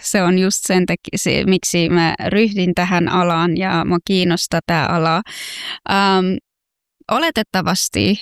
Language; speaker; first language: Finnish; non-native, fluent; Persian